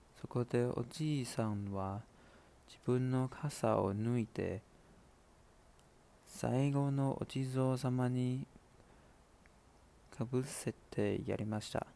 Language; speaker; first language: Japanese; non-native, learner; Chinese